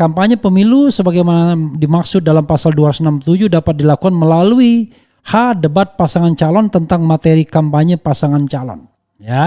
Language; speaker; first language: Indonesian; native; Indonesian